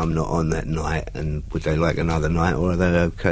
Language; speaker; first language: English; native; English